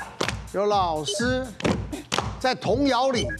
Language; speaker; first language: Chinese; native; Chinese